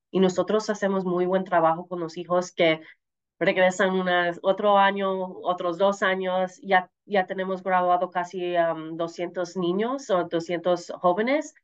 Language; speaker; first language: Spanish; early bilingual, heritage; Spanish